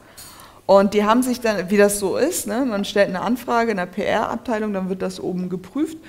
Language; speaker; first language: German; early bilingual, other home language; Turkish